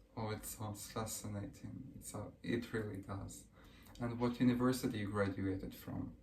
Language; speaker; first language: English; early bilingual, other home language; Russian